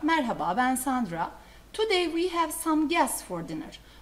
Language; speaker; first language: English; non-native, fluent; Turkish